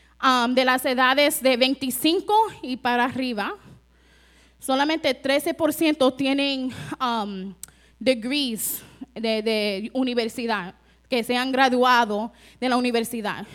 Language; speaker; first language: Spanish; early bilingual, heritage; Spanish